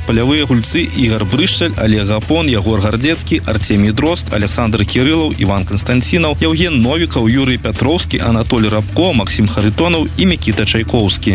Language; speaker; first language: Belarusian; native; Belarusian